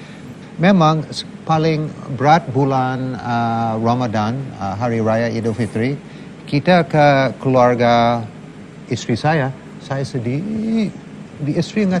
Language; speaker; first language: Indonesian; non-native, learner; English